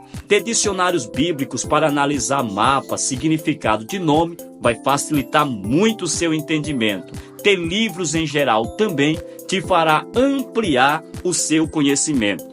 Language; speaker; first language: Portuguese; native; Portuguese